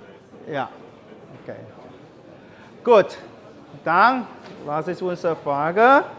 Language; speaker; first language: German; non-native, learner; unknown